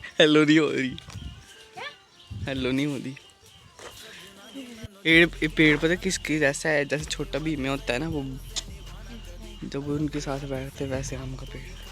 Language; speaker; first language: Hindi; native; Hindi